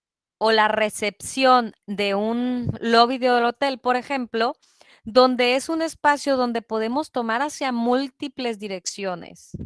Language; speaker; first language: Spanish; native; Spanish